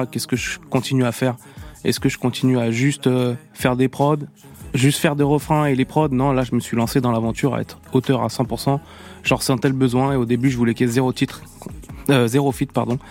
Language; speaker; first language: French; native; French